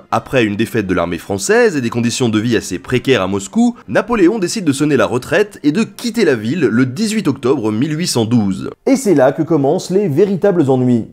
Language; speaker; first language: French; native; French